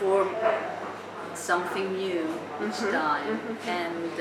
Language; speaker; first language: English; non-native, fluent; Italian